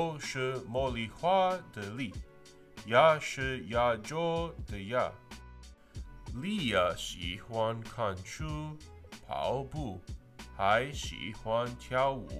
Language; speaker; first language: Chinese; non-native, learner; English